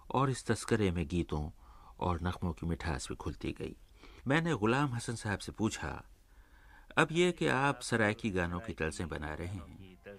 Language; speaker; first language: Urdu; native; Urdu